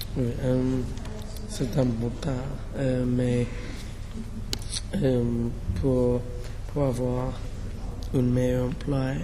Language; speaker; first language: French; non-native, learner; English